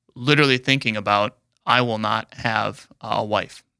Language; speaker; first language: English; native; English